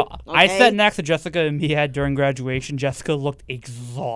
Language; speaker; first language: English; native; English